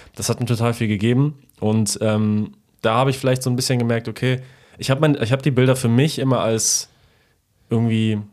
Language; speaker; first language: German; early bilingual, other home language; Polish